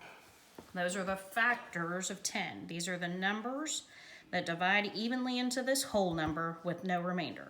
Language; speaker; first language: English; native; English